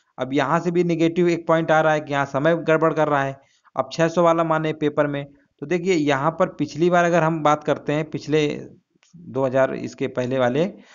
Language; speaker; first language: Hindi; native; Hindi